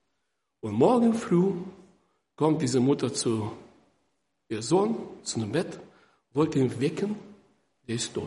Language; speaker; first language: German; non-native, fluent; Russian